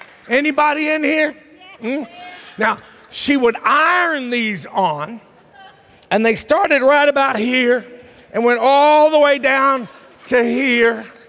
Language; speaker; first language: English; early bilingual, heritage; English